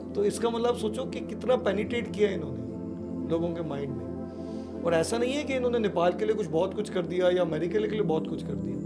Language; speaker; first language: Hindi; native; Hindi